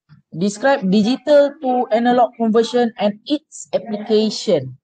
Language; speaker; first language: English; non-native, local second language; Malay